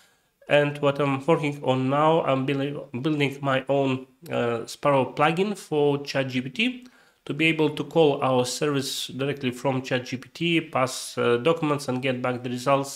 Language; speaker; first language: English; non-native, fluent; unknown